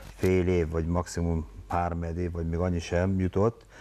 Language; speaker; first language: Hungarian; native; Hungarian